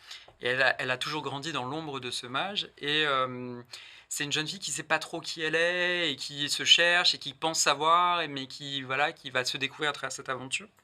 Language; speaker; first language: French; native; French